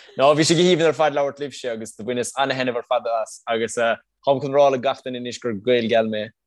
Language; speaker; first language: Irish; native; Irish